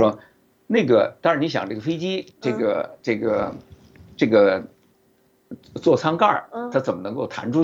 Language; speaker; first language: Chinese; native; Chinese